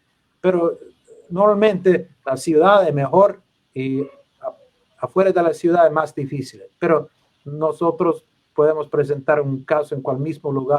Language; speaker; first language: Spanish; non-native, learner; English